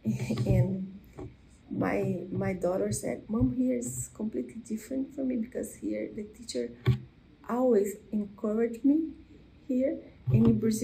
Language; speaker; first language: English; non-native, learner; Portuguese